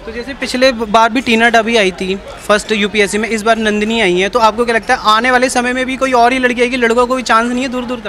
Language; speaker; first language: Hindi; native; Hindi